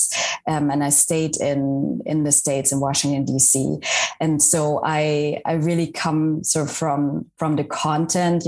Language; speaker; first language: English; non-native, fluent; German